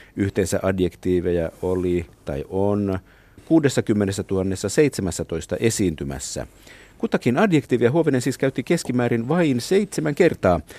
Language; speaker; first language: Finnish; native; Finnish